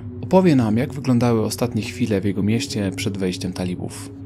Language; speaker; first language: Polish; native; Polish